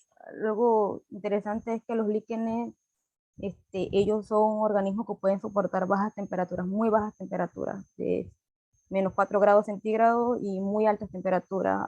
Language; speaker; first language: Spanish; native; Spanish